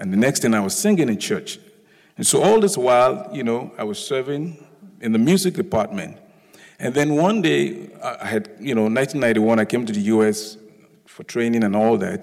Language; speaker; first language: English; non-native, local second language; Yoruba